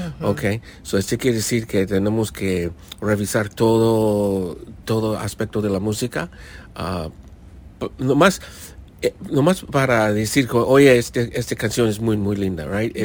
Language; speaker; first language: Spanish; early bilingual, heritage; English